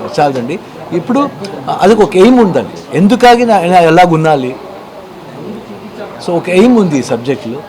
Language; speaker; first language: Telugu; non-native, learner; Kannada